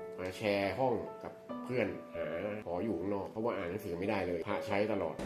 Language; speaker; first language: Thai; native; Thai